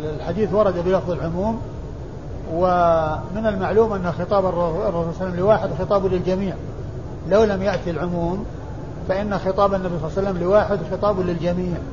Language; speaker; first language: Arabic; native; Arabic